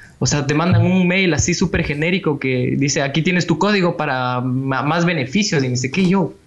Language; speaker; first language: Spanish; native; Spanish